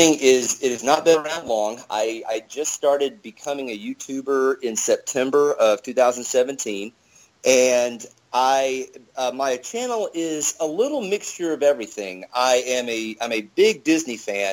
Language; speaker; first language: English; native; English